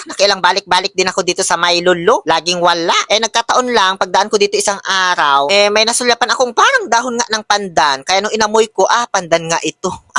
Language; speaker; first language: Filipino; native; Filipino